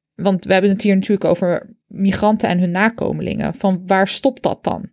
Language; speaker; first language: Dutch; early bilingual, other home language; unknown